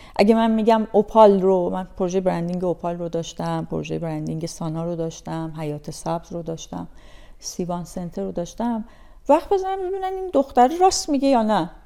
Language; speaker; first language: Persian; native; Persian